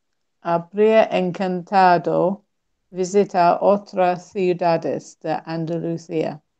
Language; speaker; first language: Spanish; non-native, learner; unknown